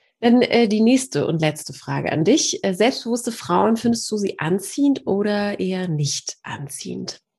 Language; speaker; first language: German; early bilingual, other home language; Polish